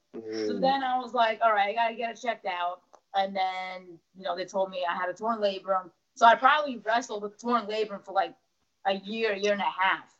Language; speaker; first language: English; early bilingual, other home language; Russian